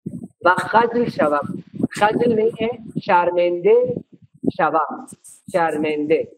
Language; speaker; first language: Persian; non-native, fluent; Urdu